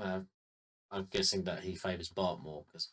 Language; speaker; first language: English; native; English